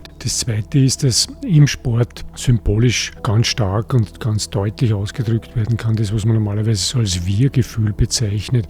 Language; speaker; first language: German; native; German